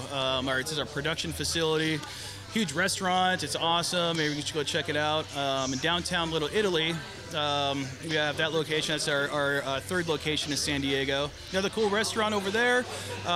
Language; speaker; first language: English; native; English